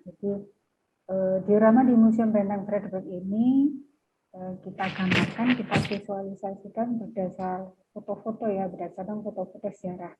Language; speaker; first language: Indonesian; native; Indonesian